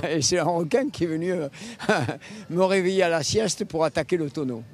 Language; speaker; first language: French; native; French